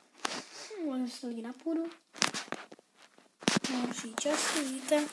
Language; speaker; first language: Czech; non-native, learner; Slovak